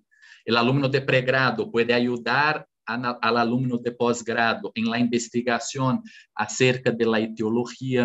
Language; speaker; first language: Spanish; non-native, fluent; Portuguese